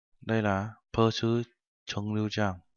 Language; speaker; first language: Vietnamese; native; Vietnamese